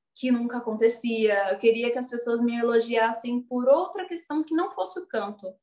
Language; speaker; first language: Portuguese; native; Portuguese